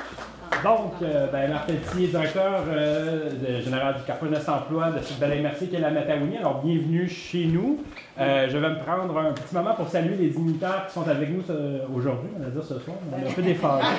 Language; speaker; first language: French; native; French